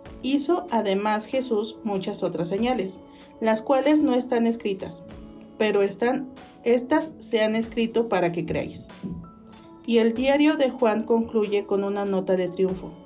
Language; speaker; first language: Spanish; native; Spanish